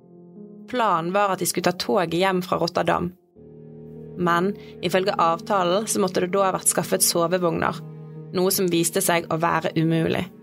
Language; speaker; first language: Norwegian; native; Norwegian